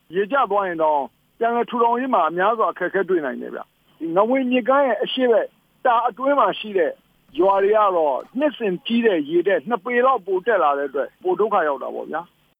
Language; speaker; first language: Burmese; native; Burmese